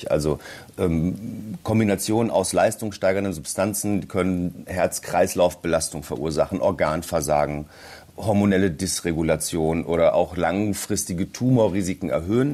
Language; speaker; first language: German; native; German